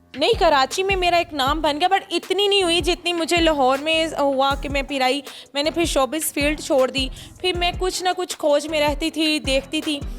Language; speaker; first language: Urdu; non-native, local second language; Punjabi